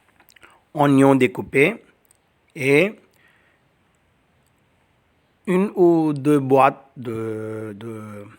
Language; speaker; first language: French; non-native, learner; Tamil